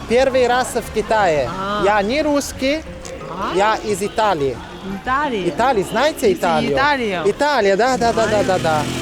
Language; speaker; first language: Russian; non-native, learner; Italian